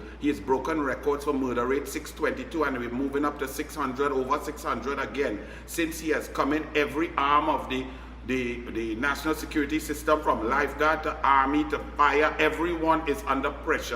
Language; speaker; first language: English; native; English